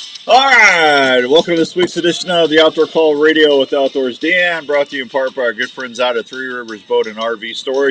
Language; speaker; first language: English; native; English